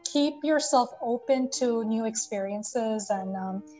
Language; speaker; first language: English; non-native, local second language; Bangla